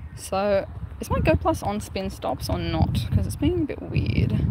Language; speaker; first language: English; native; English